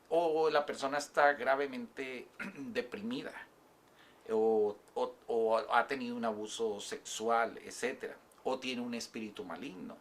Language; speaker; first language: Spanish; native; Spanish